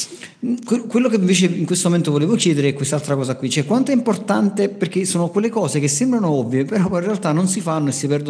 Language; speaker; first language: Italian; native; Italian